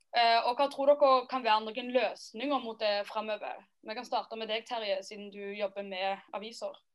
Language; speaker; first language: Norwegian; native; Norwegian